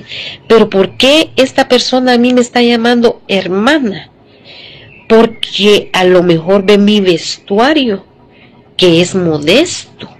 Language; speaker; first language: Spanish; native; Spanish